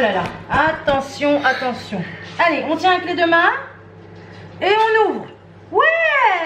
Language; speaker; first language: French; native; French